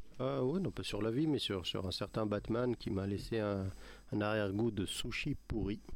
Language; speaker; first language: French; non-native, local second language; Arabic